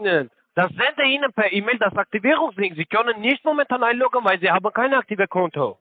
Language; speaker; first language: German; non-native, learner; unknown